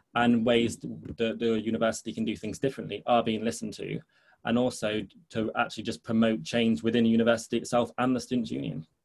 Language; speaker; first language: English; early bilingual, heritage; English